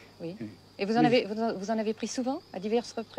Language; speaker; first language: French; native; French